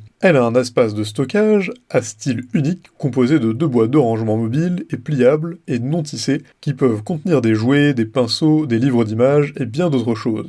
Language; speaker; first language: French; native; French